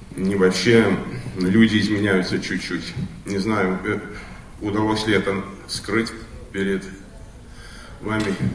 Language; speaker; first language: Russian; non-native, local second language; Estonian